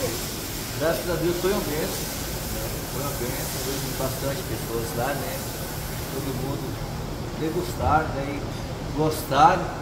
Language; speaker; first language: Portuguese; native; Portuguese